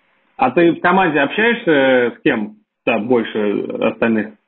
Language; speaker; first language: Russian; native; Russian